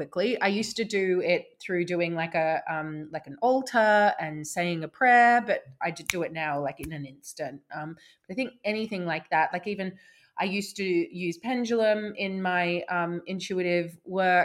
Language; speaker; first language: English; native; English